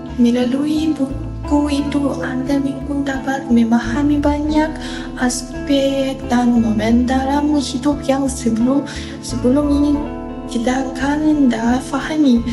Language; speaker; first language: Malay; non-native, learner; Uzbek